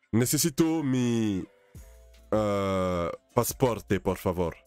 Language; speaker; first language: Spanish; non-native, learner; English